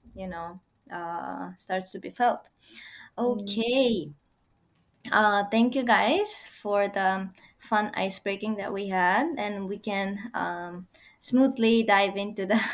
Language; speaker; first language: English; non-native, fluent; Uzbek